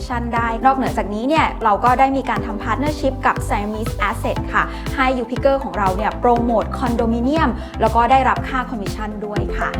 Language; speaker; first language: Thai; native; Thai